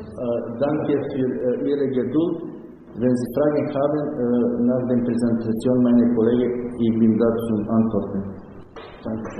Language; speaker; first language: German; non-native, learner; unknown